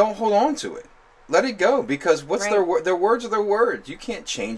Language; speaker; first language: English; native; English